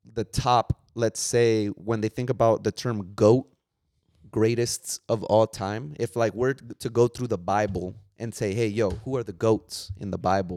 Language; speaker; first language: English; early bilingual, other home language; Spanish